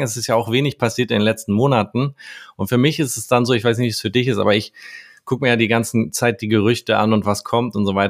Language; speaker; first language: German; native; German